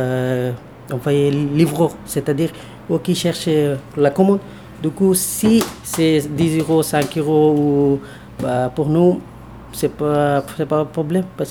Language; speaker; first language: French; non-native, learner; Bangla